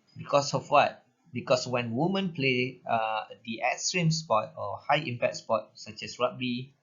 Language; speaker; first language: English; non-native, local second language; Malay